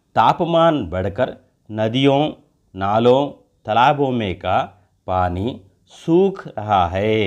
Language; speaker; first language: Hindi; non-native, local second language; Telugu